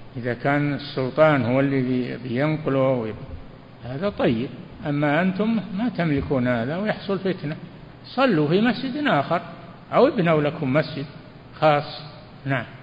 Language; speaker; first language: Arabic; native; Arabic